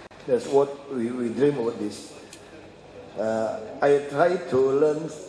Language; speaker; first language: English; non-native, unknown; Indonesian